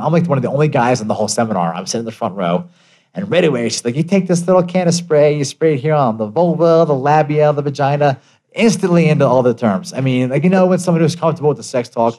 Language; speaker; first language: English; early bilingual, other home language; Italian